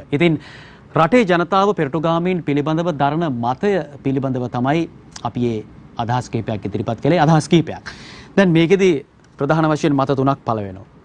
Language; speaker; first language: Sinhala; native; Sinhala